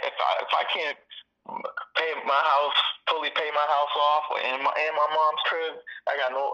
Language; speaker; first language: English; early bilingual, other home language; Spanish